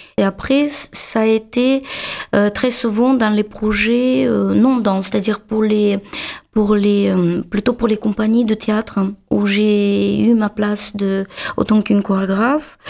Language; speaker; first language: French; non-native, fluent; Russian